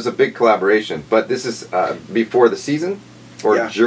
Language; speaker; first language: English; native; English